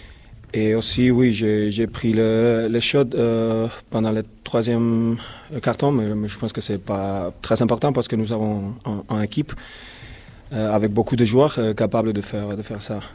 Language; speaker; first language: French; non-native, fluent; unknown